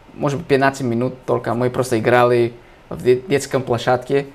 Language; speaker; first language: Russian; non-native, fluent; English